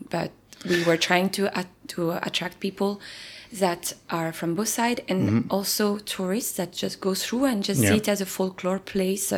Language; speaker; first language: English; non-native, fluent; French